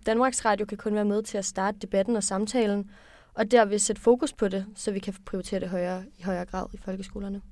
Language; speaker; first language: Danish; native; Danish